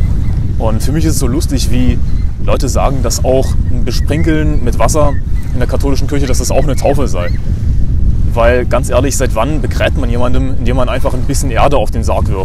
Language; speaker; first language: German; native; German